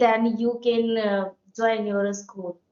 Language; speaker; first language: English; non-native, learner; Hindi